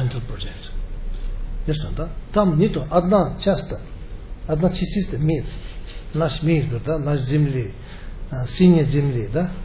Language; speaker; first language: Russian; non-native, learner; Tibetan